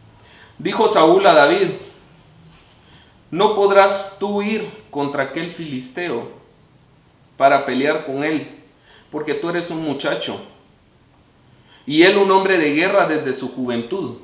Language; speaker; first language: Spanish; native; Spanish